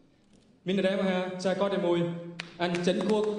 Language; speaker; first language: Danish; non-native, fluent; Vietnamese